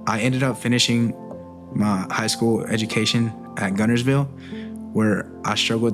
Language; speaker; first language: English; early bilingual, other home language; Spanish